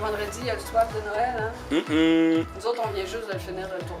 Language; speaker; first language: French; native; French